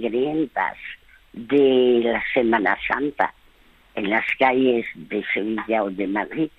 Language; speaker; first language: Spanish; early bilingual, other home language; French